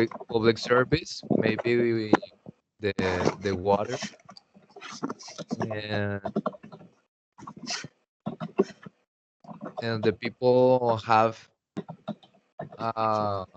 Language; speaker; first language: English; non-native, learner; Spanish